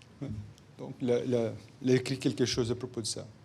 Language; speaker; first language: French; non-native, fluent; Portuguese